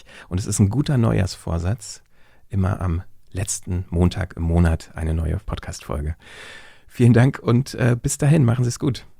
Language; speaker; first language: German; native; German